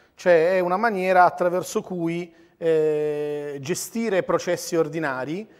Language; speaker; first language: Italian; native; Italian